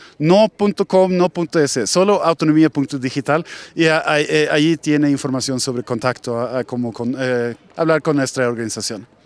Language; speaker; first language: Spanish; non-native, fluent; Swedish